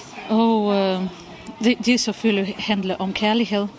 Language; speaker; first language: Danish; non-native, fluent; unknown